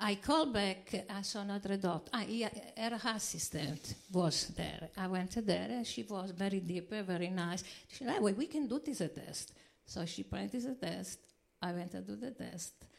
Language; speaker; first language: English; non-native, learner; Italian